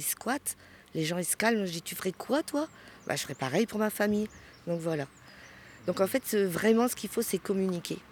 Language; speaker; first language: French; native; French